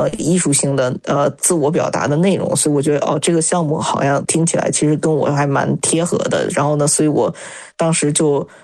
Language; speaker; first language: Chinese; native; Chinese